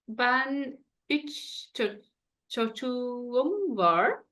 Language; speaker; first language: Turkish; non-native, learner; German